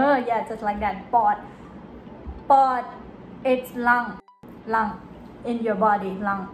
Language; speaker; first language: English; non-native, fluent; Thai